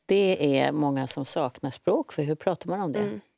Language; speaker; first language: Swedish; native; Swedish